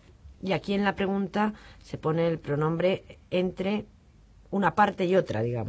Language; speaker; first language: Spanish; native; Spanish